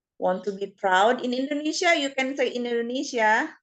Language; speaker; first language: English; non-native, fluent; Indonesian